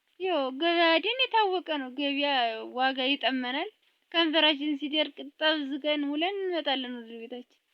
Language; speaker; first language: Amharic; native; Amharic